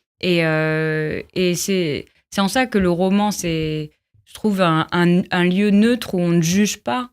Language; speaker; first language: French; non-native, local second language; Arabic